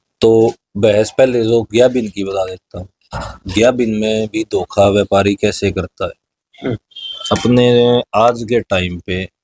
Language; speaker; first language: Hindi; native; Hindi